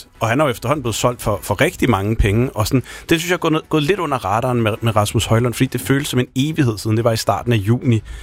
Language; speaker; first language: Danish; native; Danish